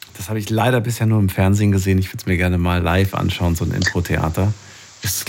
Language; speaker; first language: German; native; German